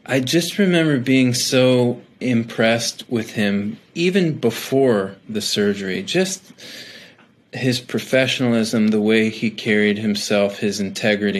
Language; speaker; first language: English; native; English